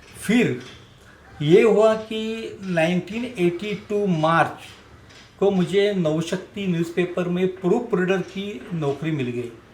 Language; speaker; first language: Hindi; non-native, local second language; Marathi